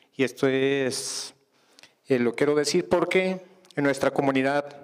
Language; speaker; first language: Spanish; non-native, local second language; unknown